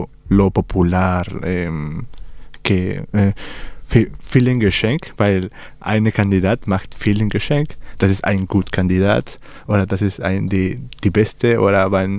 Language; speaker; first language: German; non-native, learner; Spanish